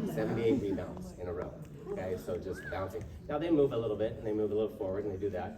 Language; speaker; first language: English; native; English